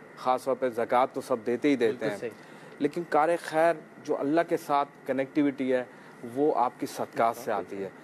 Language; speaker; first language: Urdu; non-native, local second language; Memoni